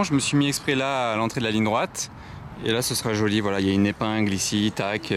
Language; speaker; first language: French; native; French